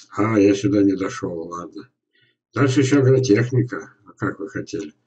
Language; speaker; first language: Russian; native; Russian